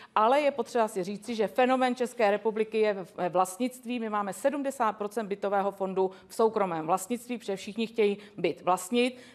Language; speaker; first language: Czech; native; Czech